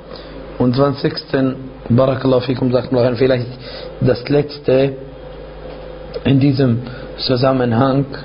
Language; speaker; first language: German; non-native, fluent; Arabic